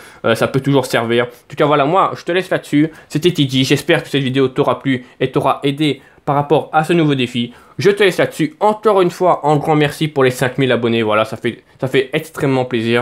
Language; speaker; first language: French; native; French